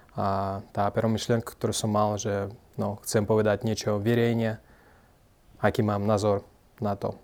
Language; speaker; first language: Slovak; non-native, fluent; Russian